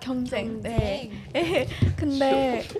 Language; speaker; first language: Korean; early bilingual, heritage; Korean